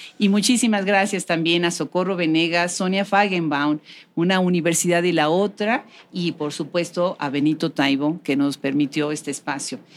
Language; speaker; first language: Spanish; native; Spanish